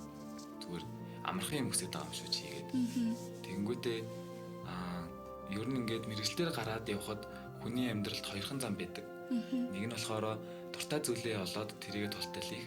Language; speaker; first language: Mongolian; native; Mongolian